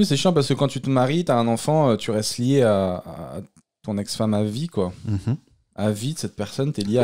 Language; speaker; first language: French; native; French